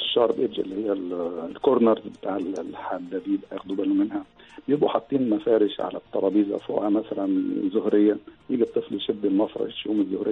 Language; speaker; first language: Arabic; native; Arabic